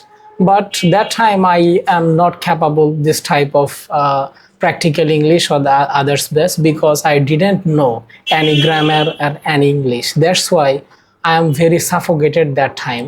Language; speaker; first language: English; non-native, learner; Bangla